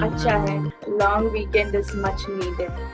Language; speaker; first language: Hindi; native; Hindi